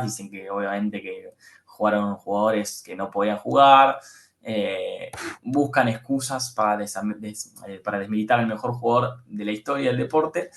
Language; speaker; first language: Spanish; native; Spanish